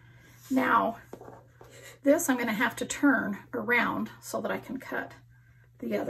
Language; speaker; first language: English; native; English